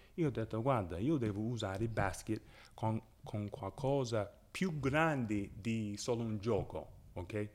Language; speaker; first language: Italian; non-native, learner; English